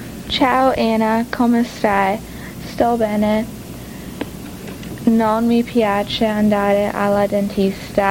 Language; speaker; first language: Italian; non-native, learner; English